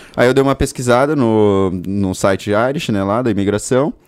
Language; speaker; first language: Portuguese; native; Portuguese